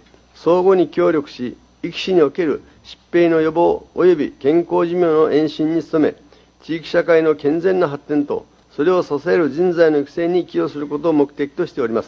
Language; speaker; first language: Japanese; native; Japanese